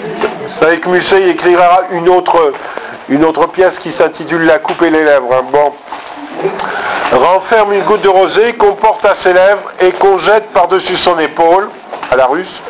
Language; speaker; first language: French; native; French